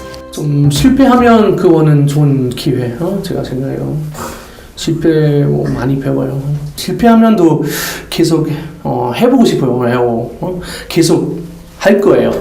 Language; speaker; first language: Korean; non-native, learner; German